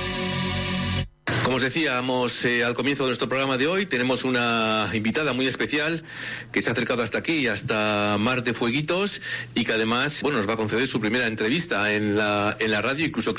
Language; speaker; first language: Spanish; native; Spanish